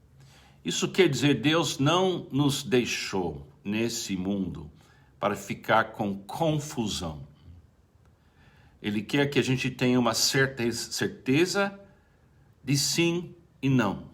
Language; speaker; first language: Portuguese; non-native, fluent; English